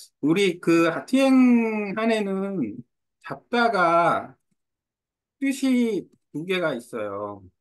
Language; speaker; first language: Korean; native; Korean